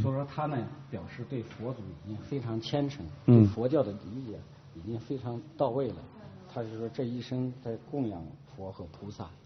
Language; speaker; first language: Chinese; native; Chinese